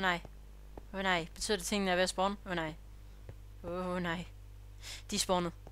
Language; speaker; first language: Danish; native; Danish